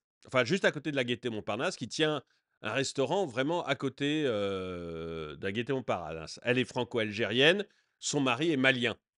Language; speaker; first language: French; native; French